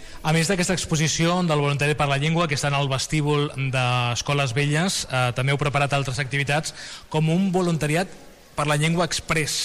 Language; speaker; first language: Catalan; native; Catalan